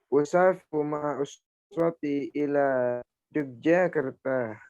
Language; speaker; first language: Arabic; non-native, learner; Indonesian